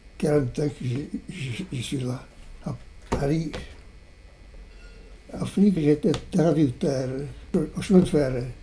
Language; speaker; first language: French; non-native, fluent; Portuguese